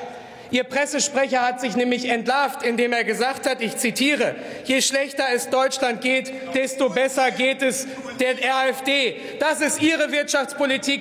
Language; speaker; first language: German; native; German